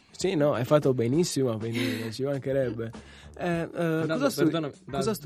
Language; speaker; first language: Italian; native; Italian